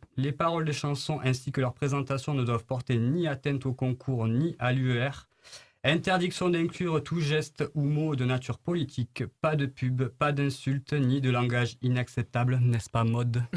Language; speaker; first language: French; native; French